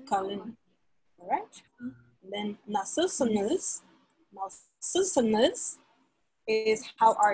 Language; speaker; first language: Turkish; non-native, learner; English